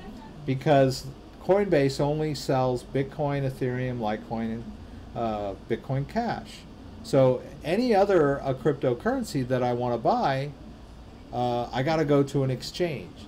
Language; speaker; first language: English; native; English